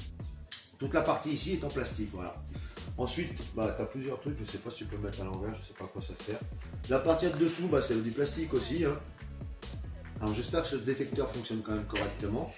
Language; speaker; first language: French; native; French